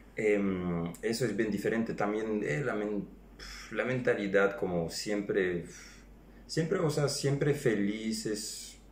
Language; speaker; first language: Spanish; non-native, fluent; French